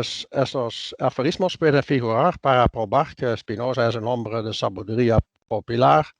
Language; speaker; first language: Spanish; non-native, fluent; Dutch